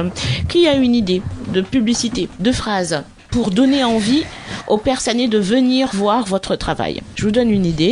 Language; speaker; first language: French; native; French